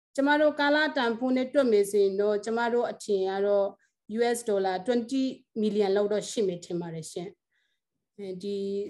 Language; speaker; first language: Burmese; non-native, local second language; Hakha Chin